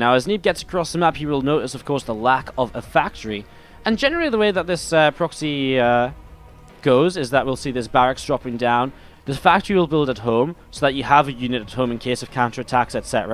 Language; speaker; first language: English; native; English